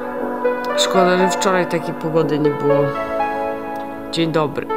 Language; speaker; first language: Polish; non-native, fluent; Russian